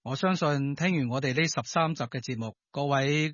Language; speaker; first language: Cantonese; native; Cantonese